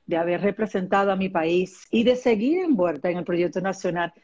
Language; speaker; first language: Spanish; native; Spanish